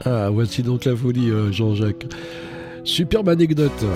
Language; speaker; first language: French; native; French